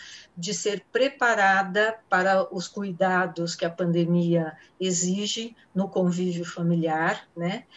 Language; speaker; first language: Portuguese; native; Portuguese